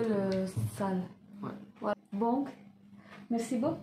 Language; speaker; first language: French; non-native, learner; Indonesian